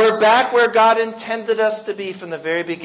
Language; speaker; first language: English; native; English